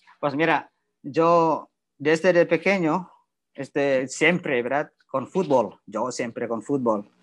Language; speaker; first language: Spanish; non-native, learner; Indonesian